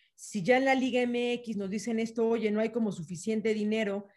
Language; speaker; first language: Spanish; native; Spanish